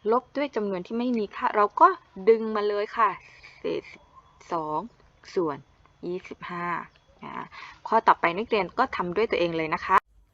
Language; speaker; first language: Thai; non-native, local second language; Malay